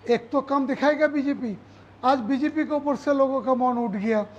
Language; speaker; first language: Hindi; non-native, local second language; Bangla